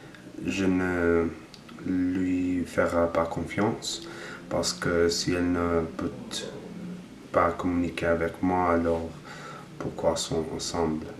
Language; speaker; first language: French; non-native, learner; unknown